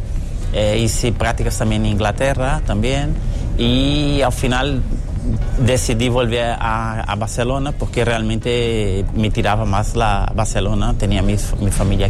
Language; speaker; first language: Spanish; early bilingual, other home language; Portuguese